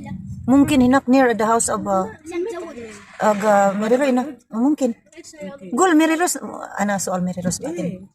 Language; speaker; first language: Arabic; non-native, learner; Filipino